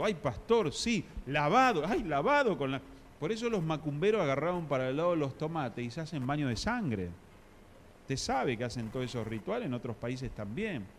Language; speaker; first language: Spanish; native; Spanish